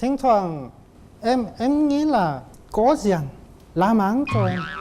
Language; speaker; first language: Vietnamese; non-native, learner; Korean